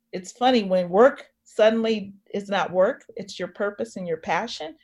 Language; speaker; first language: English; native; English